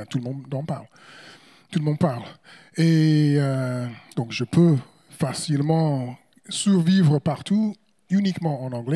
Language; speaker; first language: French; non-native, fluent; English